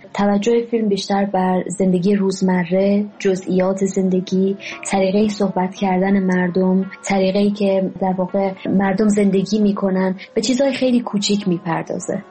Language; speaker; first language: Persian; native; Persian